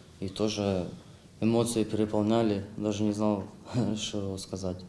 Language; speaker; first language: Russian; non-native, local second language; Ukrainian